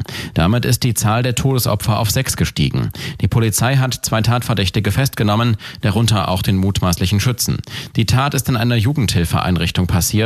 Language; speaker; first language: German; native; German